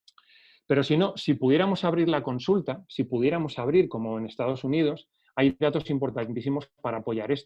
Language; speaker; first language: Spanish; native; Spanish